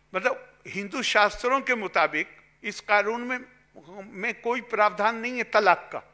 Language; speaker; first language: Hindi; native; Hindi